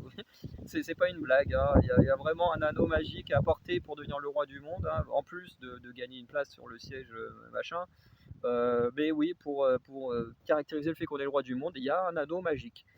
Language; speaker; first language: French; native; French